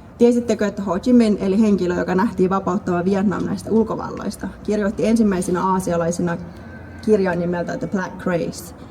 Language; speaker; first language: Finnish; early bilingual, other home language; Vietnamese